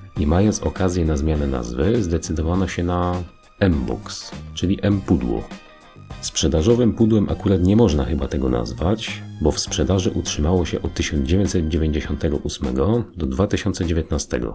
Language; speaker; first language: Polish; native; Polish